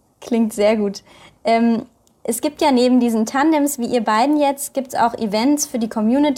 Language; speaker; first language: German; native; German